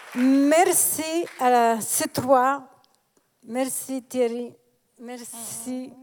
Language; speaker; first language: French; non-native, fluent; Spanish